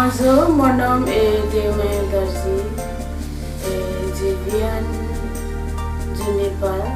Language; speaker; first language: French; non-native, learner; Nepali